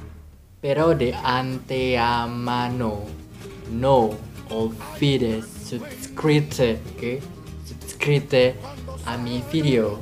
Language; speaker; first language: Spanish; non-native, learner; Indonesian